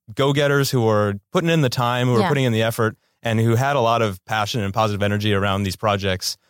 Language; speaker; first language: English; native; English